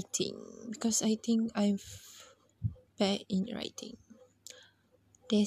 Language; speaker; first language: English; non-native, learner; Malay